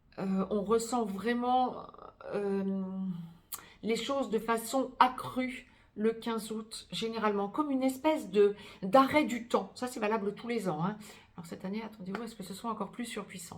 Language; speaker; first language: French; native; French